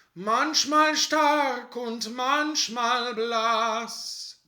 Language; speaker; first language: German; non-native, fluent; English